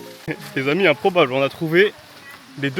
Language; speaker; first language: French; native; French